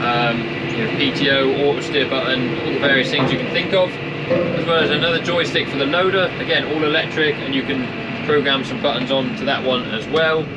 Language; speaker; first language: English; native; English